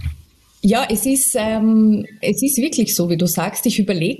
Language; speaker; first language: German; native; German